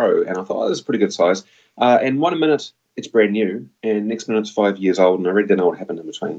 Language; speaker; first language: English; native; English